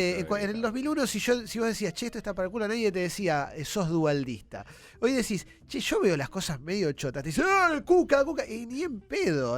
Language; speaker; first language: Spanish; native; Spanish